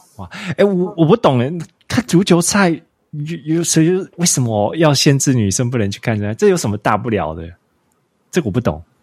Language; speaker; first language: Chinese; native; Chinese